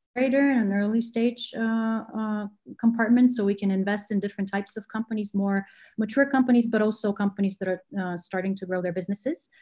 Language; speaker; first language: English; non-native, fluent; Bulgarian